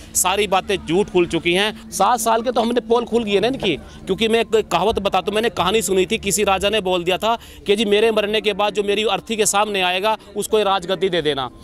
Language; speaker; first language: Hindi; native; Hindi